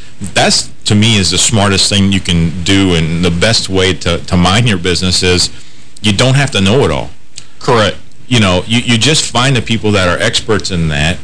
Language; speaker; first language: English; native; English